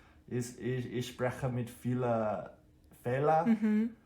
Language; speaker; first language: German; non-native, learner; English